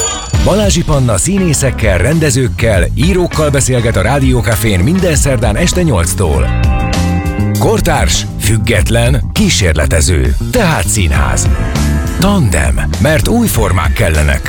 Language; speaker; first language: Hungarian; native; Hungarian